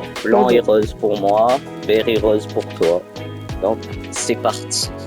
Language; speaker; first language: French; native; French